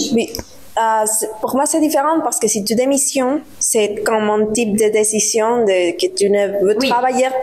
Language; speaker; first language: French; non-native, learner; Spanish